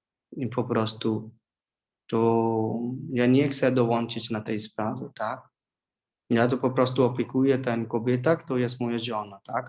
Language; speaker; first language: Polish; non-native, learner; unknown